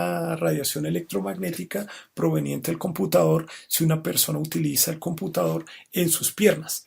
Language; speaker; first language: Spanish; native; Spanish